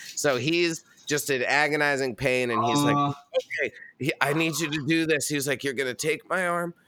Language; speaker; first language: English; native; English